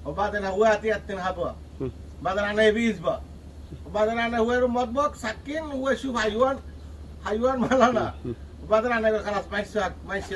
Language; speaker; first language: Arabic; non-native, learner; Bangla